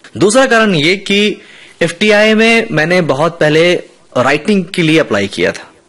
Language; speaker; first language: Hindi; non-native, local second language; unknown